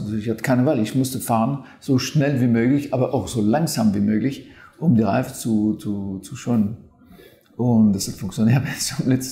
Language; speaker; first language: German; non-native, fluent; French